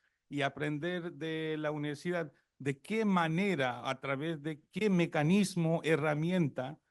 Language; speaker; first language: Spanish; non-native, fluent; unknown